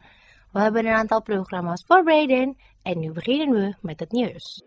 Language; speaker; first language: Dutch; non-native, fluent; Indonesian